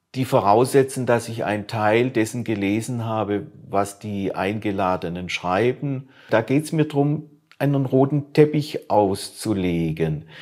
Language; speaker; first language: German; non-native, local second language; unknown